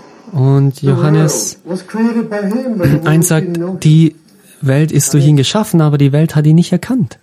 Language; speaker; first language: German; non-native, fluent; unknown